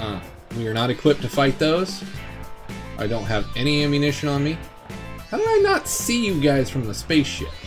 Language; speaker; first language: English; native; English